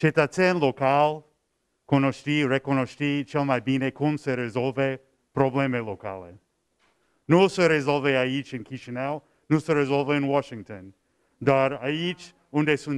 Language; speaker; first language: Romanian; non-native, learner; English